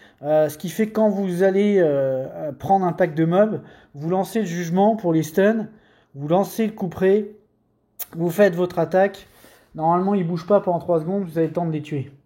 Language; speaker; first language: French; native; French